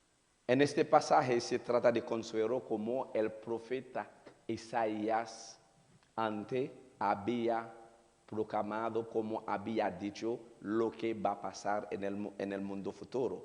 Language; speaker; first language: Spanish; non-native, learner; Haitian Creole